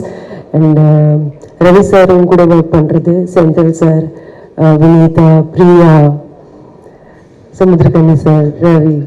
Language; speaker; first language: Tamil; non-native, fluent; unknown